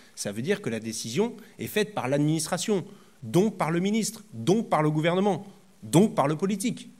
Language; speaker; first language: French; native; French